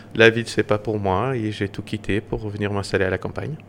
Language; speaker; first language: French; non-native, fluent; Portuguese